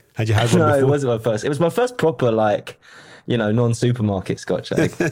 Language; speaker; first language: English; native; English